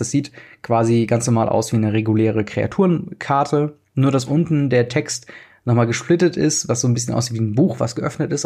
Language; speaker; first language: German; native; German